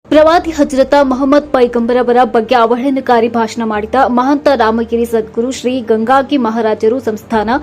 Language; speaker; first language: Kannada; native; Kannada